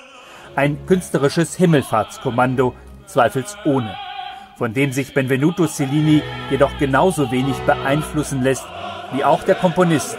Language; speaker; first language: German; native; German